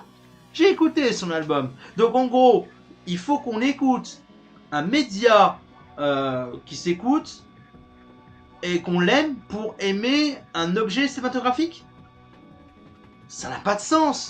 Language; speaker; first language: French; native; French